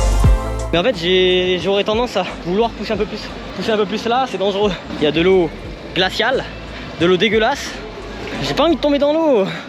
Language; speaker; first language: French; native; French